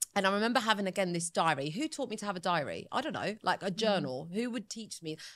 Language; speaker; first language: English; early bilingual, other home language; Italian